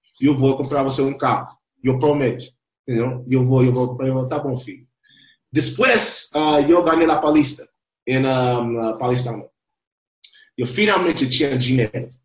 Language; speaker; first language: Portuguese; non-native, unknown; Spanish